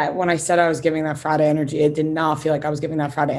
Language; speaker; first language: English; native; English